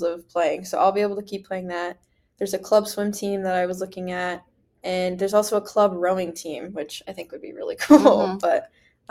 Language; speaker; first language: English; native; English